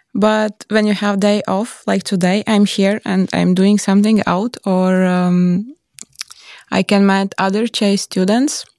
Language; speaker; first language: English; non-native, learner; Latvian